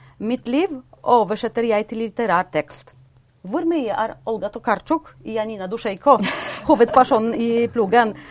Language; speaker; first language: Norwegian; non-native, fluent; Polish